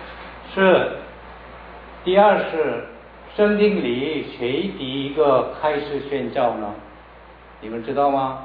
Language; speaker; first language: Chinese; non-native, learner; Korean